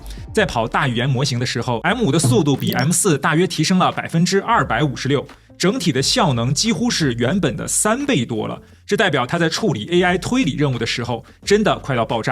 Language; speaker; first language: Chinese; native; Chinese